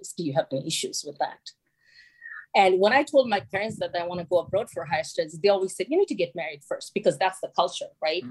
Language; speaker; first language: English; non-native, local second language; Bangla